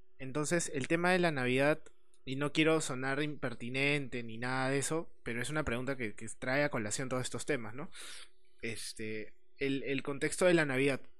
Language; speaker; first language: Spanish; native; Spanish